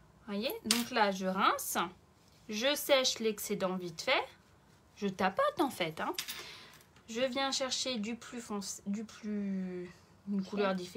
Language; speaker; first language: French; native; French